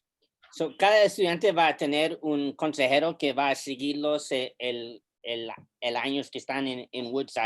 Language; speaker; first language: Spanish; early bilingual, heritage; English